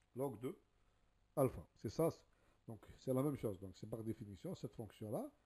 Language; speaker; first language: French; non-native, local second language; Arabic